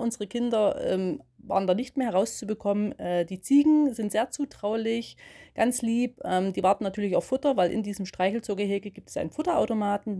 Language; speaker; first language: German; native; German